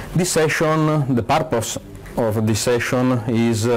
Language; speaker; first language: English; non-native, fluent; Italian